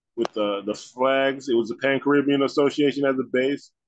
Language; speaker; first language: English; native; English